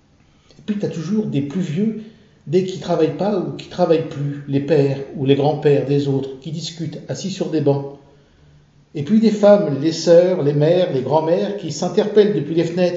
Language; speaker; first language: French; native; French